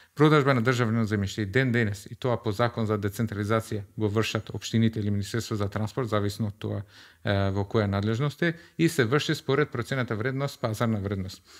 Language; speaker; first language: Macedonian; non-native, local second language; Albanian